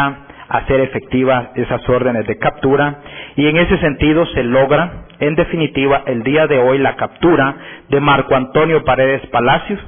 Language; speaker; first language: Spanish; native; Spanish